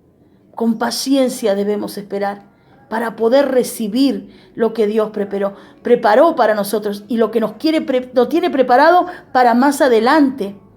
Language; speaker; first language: Spanish; native; Spanish